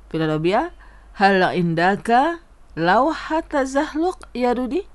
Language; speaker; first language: Arabic; non-native, fluent; Indonesian